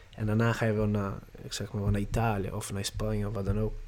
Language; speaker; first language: Dutch; non-native, fluent; Portuguese